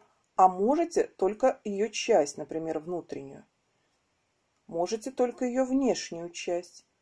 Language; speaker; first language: Russian; native; Russian